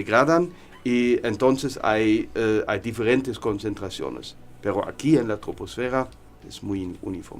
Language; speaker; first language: Spanish; non-native, learner; German